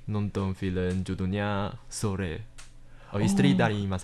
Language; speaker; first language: Indonesian; early bilingual, heritage; Indonesian